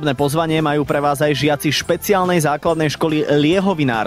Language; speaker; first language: Slovak; native; Slovak